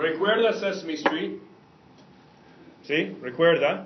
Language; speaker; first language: Spanish; non-native, fluent; English